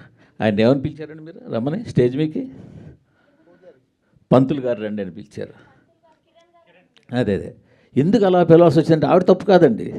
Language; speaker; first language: Telugu; native; Telugu